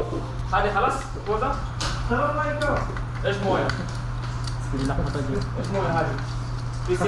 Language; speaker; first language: Arabic; non-native, learner; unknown